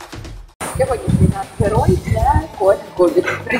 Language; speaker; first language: Ukrainian; native; Ukrainian